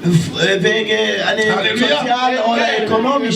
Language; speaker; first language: German; non-native, learner; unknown